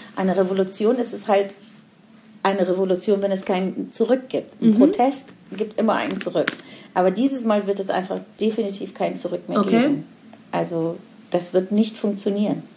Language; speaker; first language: German; non-native, fluent; Persian